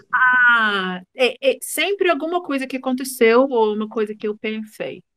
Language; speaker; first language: Portuguese; non-native, fluent; English